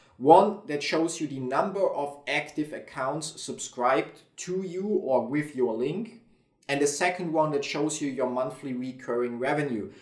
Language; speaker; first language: English; non-native, fluent; German